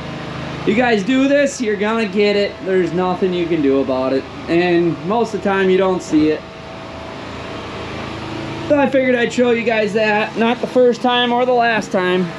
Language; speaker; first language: English; native; English